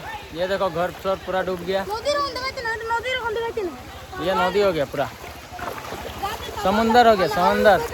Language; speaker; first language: Hindi; non-native, local second language; Assamese